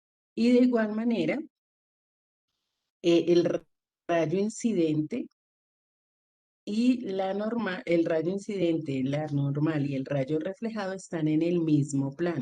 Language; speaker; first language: Spanish; native; Spanish